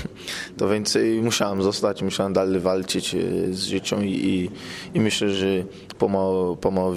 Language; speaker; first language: Polish; non-native, fluent; Portuguese